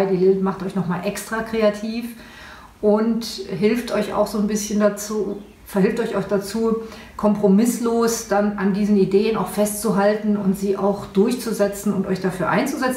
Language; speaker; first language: German; native; German